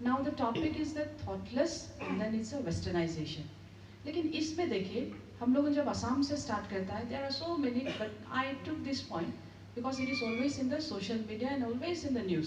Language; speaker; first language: Hindi; non-native, local second language; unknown